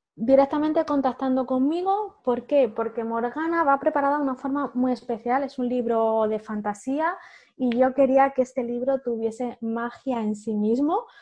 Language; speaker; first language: Spanish; native; Spanish